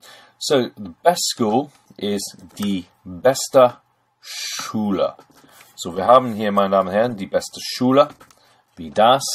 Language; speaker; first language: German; non-native, fluent; English